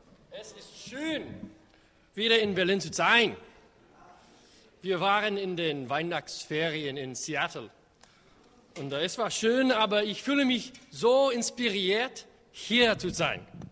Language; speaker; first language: German; non-native, learner; English